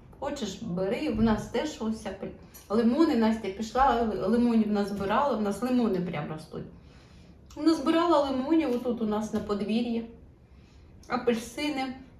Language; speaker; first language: Ukrainian; native; Ukrainian